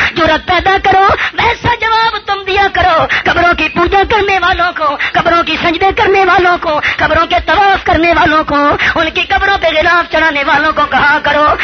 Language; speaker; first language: Urdu; non-native, local second language; Pashto